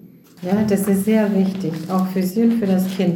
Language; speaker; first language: German; native; German